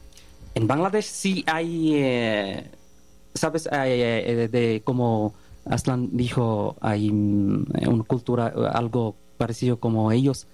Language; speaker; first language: Spanish; non-native, learner; Bangla